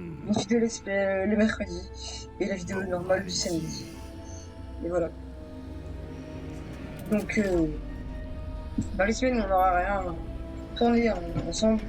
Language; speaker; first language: French; native; French